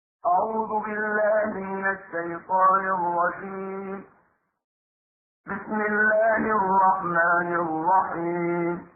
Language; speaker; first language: Arabic; native; Arabic